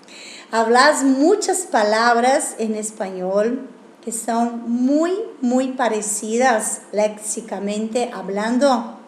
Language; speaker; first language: Spanish; non-native, fluent; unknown